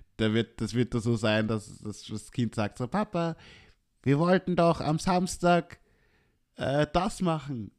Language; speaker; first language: German; early bilingual, other home language; Swahili